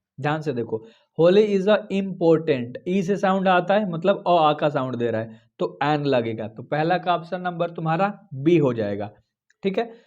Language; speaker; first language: Hindi; native; Hindi